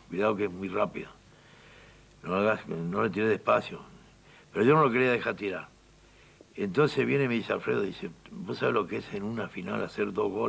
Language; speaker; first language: Spanish; native; Spanish